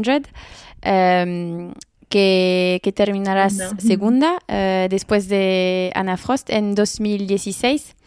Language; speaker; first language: Spanish; non-native, learner; French